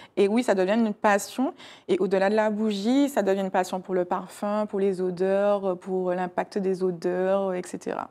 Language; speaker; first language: French; native; French